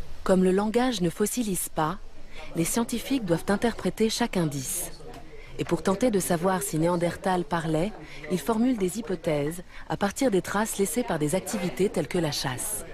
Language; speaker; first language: French; native; French